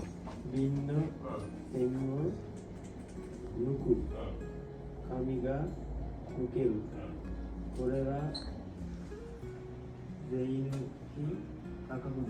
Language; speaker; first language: Japanese; non-native, learner; Bangla